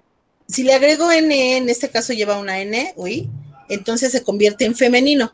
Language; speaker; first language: Spanish; native; Spanish